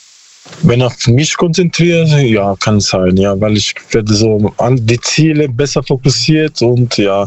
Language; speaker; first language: German; non-native, learner; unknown